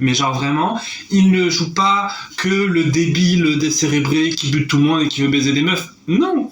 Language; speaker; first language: French; native; French